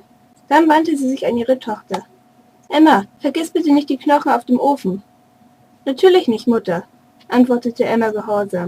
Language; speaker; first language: German; native; German